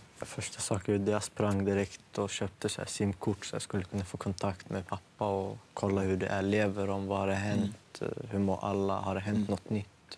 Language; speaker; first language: Swedish; early bilingual, other home language; Arabic